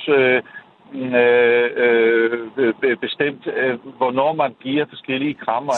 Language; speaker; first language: Danish; non-native, fluent; Polish